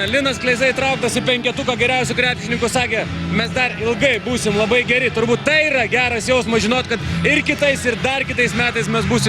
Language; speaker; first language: Lithuanian; native; Lithuanian